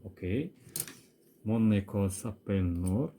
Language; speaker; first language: French; non-native, local second language; Arabic